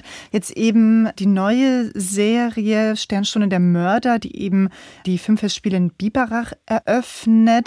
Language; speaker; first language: German; native; German